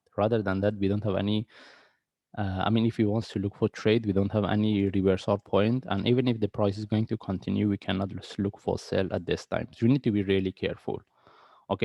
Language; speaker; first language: English; non-native, fluent; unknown